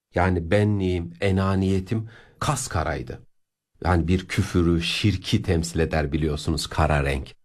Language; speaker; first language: Turkish; native; Turkish